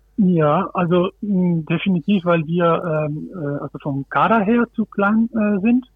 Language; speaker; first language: German; non-native, fluent; Spanish